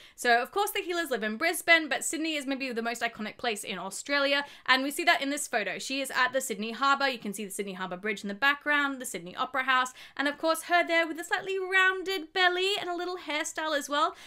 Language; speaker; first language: English; native; English